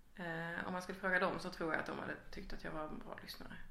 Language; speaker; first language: Swedish; native; Swedish